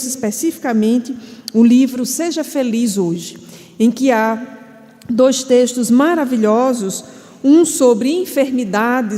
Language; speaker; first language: Portuguese; native; Portuguese